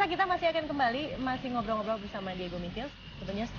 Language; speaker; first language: Indonesian; native; Indonesian